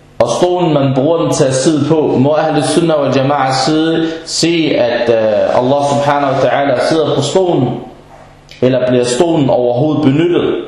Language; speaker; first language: Danish; non-native, fluent; Arabic